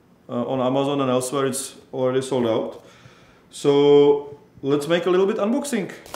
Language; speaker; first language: English; non-native, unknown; Czech